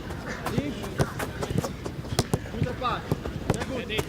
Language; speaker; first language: German; non-native, learner; Italian